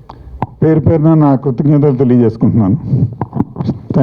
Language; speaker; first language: Telugu; native; Telugu